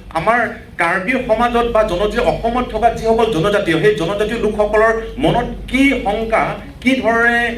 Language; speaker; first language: Assamese; non-native, local second language; Karbi